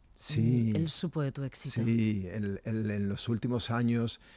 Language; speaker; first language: Spanish; native; Spanish